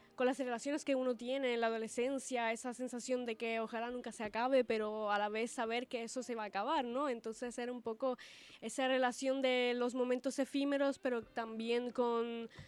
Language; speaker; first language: Spanish; early bilingual, other home language; Italian